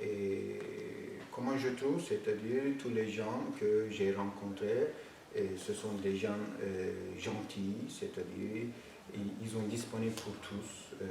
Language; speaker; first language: French; non-native, fluent; Turkish